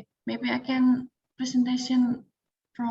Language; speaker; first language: English; non-native, learner; Indonesian